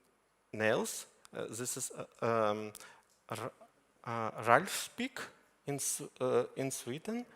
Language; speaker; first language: English; non-native, learner; Ukrainian